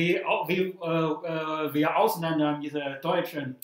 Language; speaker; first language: German; non-native, fluent; Chinese